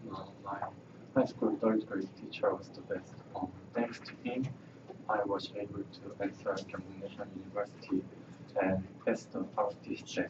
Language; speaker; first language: English; non-native, learner; Korean